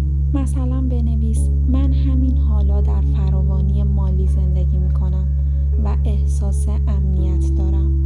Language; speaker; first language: Persian; native; Persian